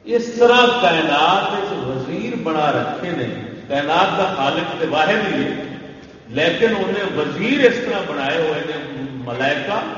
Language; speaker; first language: Urdu; non-native, local second language; Punjabi